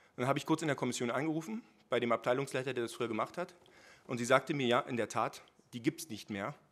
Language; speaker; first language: German; native; German